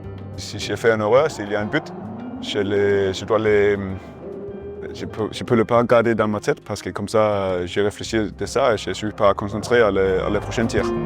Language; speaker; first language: French; non-native, learner; Danish